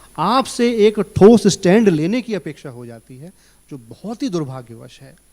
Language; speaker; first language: Hindi; native; Hindi